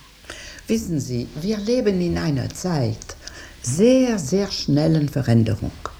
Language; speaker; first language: German; non-native, local second language; French